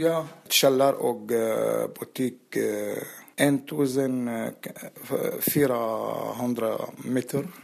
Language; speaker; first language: Norwegian; non-native, learner; Arabic